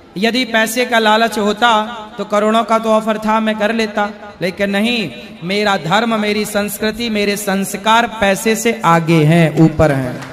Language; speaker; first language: Hindi; native; Hindi